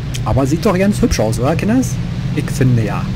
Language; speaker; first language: German; native; German